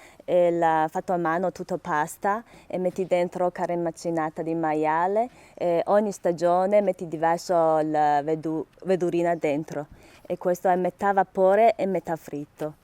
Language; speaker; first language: Italian; non-native, learner; Chinese